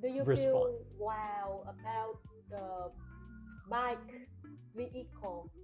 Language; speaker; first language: English; non-native, learner; Vietnamese